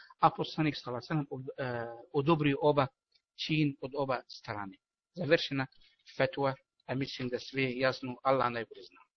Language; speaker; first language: Bosnian; non-native, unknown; Arabic